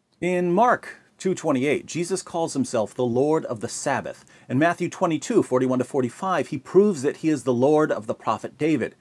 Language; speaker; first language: English; native; English